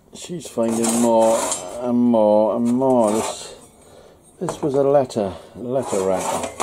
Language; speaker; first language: English; native; English